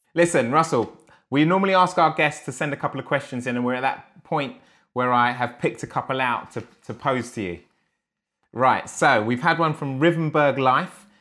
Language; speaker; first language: English; native; English